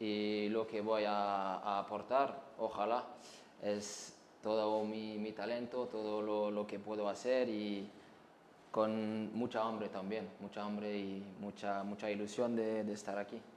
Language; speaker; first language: Spanish; non-native, fluent; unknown